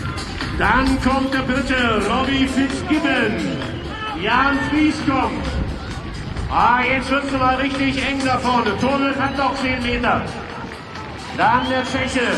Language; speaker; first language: German; native; German